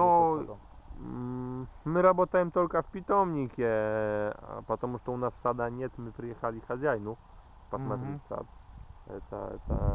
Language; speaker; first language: Russian; non-native, fluent; Polish